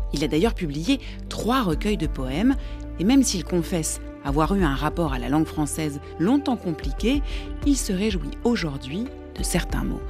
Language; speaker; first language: French; native; French